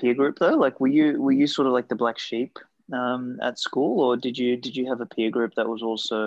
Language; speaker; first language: English; non-native, local second language; Macedonian